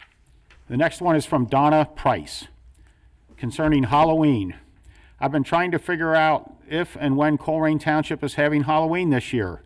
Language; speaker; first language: English; native; English